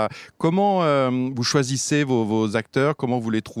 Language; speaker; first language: French; native; French